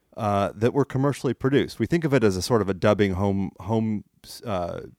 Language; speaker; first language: English; non-native, fluent; French